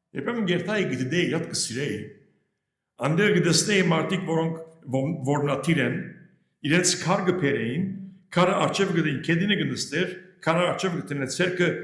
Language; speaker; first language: Armenian; early bilingual, heritage; Armenian